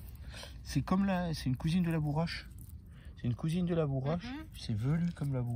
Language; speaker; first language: French; native; French